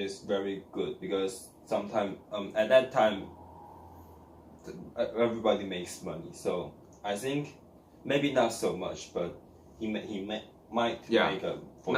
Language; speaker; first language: English; non-native, learner; Chinese